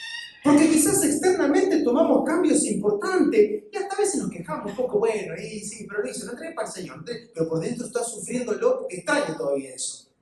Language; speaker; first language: Spanish; native; Spanish